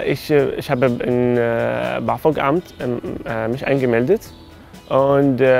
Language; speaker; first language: German; non-native, learner; Arabic